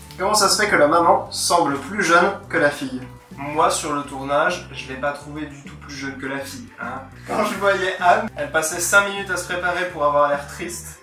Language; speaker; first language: French; native; French